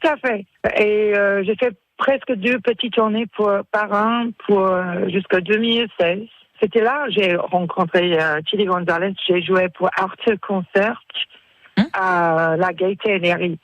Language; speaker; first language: French; non-native, fluent; English